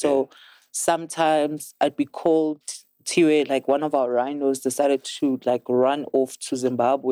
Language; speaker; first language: English; non-native, local second language; Zulu